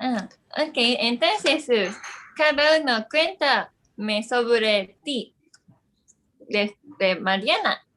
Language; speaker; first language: Spanish; non-native, learner; Japanese